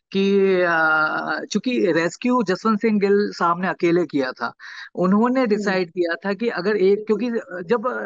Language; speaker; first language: Hindi; native; Hindi